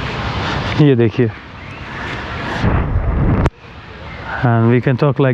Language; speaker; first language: English; non-native, learner; Hindi